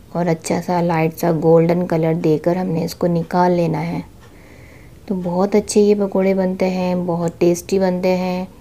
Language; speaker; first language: Urdu; native; Urdu